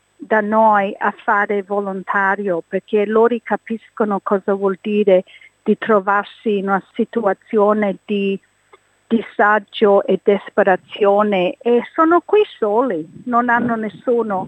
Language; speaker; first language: Italian; early bilingual, heritage; English